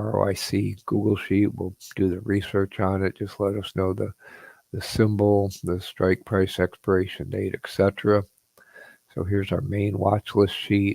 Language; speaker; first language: English; native; English